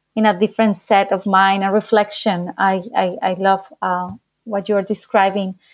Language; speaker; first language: English; non-native, fluent; Spanish